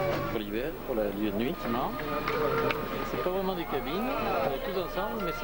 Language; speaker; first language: French; native; French